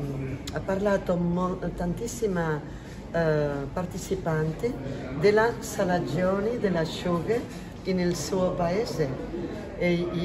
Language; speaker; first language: Italian; non-native, learner; Catalan